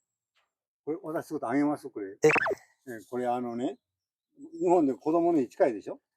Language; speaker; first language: Japanese; native; Japanese